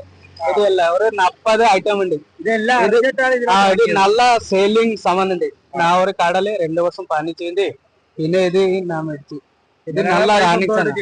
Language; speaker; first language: Malayalam; non-native, learner; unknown